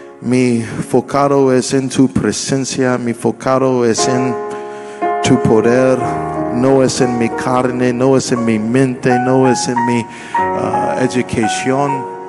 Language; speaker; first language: Spanish; non-native, learner; English